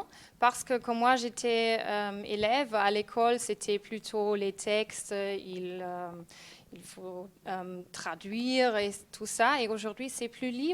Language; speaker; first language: French; non-native, fluent; German